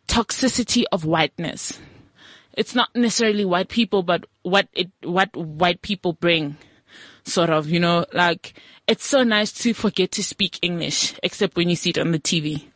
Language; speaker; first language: English; non-native, local second language; Tswana